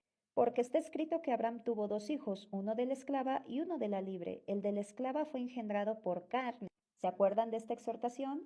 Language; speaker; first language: Spanish; native; Spanish